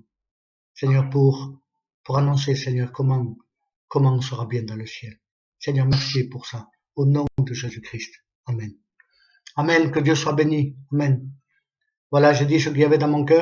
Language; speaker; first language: French; native; French